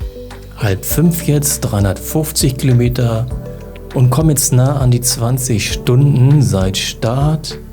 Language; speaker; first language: German; native; German